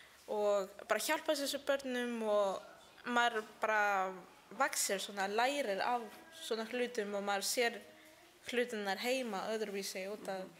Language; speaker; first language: Icelandic; early bilingual, heritage; Icelandic